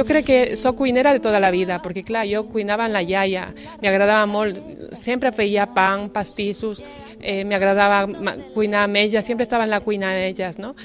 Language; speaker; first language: Catalan; non-native, fluent; Spanish